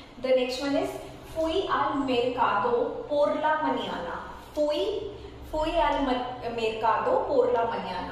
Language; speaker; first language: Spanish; non-native, fluent; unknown